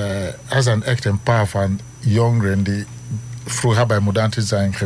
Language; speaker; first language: Dutch; non-native, learner; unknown